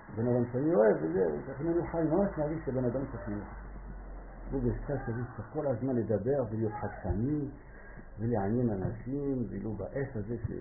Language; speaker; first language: Hebrew; non-native, fluent; French